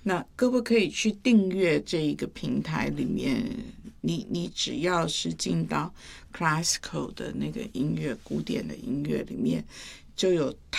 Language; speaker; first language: Chinese; native; Chinese